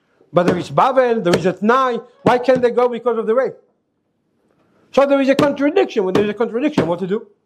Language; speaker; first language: English; non-native, learner; Hebrew